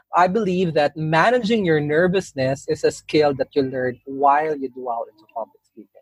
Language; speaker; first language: English; non-native, local second language; Cebuano